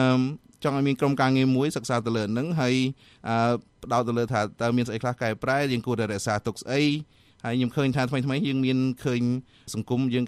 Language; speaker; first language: Khmer; native; Khmer